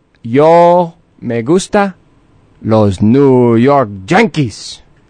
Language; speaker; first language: Spanish; non-native, learner; English